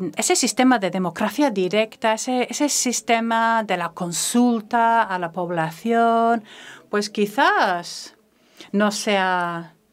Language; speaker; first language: Spanish; non-native, fluent; French